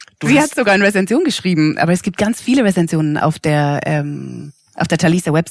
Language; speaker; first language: German; non-native, fluent; English